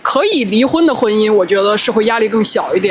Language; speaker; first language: Chinese; native; Chinese